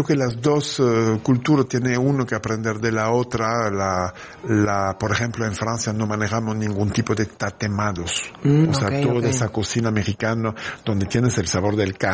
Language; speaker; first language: Spanish; non-native, fluent; French